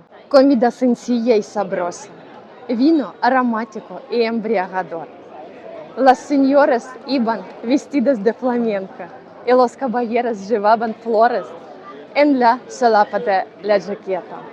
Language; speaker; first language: Spanish; non-native, learner; Russian